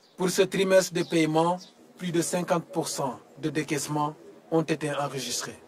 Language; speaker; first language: French; non-native, local second language; Wolof